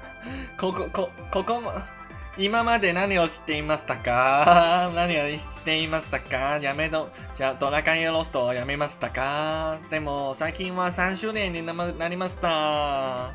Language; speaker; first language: Japanese; non-native, learner; Cantonese